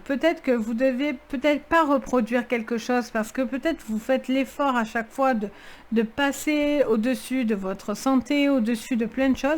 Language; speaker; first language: French; native; French